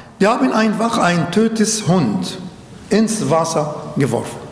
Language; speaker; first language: German; non-native, learner; Arabic